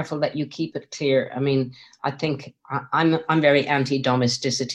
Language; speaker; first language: English; native; English